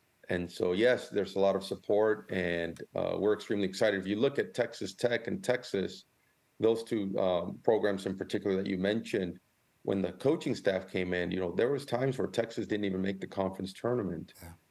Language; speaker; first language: English; early bilingual, other home language; Spanish